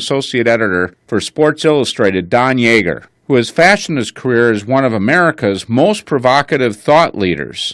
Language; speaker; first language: English; native; English